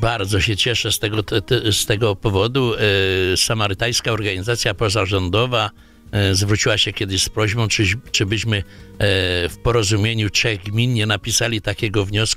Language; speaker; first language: Polish; native; Polish